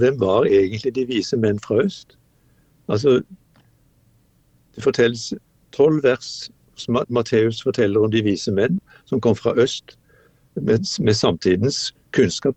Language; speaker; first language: Norwegian; native; Norwegian